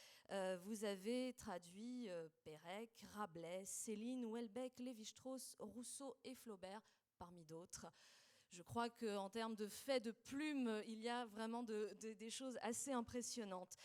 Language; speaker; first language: French; native; French